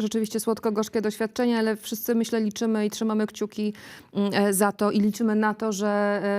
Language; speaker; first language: Polish; native; Polish